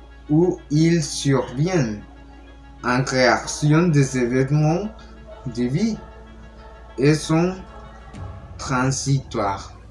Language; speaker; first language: French; non-native, learner; Spanish